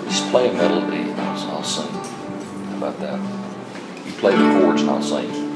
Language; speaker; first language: English; native; English